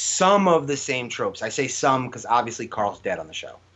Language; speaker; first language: English; native; English